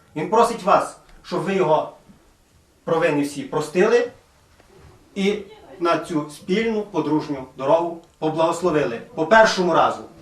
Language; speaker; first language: Ukrainian; native; Ukrainian